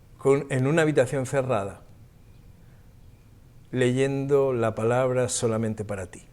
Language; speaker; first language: Spanish; native; Spanish